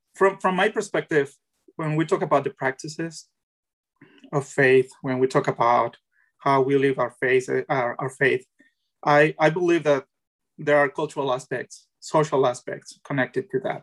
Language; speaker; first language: English; non-native, fluent; Spanish